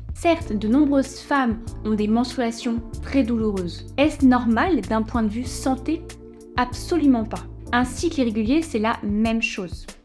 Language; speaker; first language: French; native; French